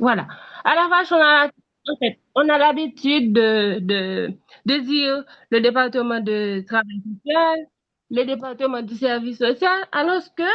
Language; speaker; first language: French; non-native, local second language; Haitian Creole